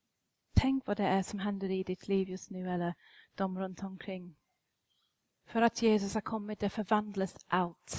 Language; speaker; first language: Swedish; non-native, fluent; English